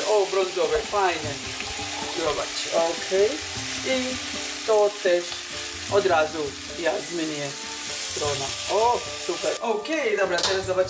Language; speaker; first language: Polish; non-native, learner; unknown